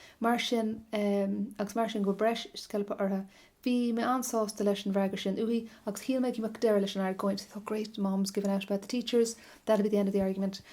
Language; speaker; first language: Irish; non-native, local second language; English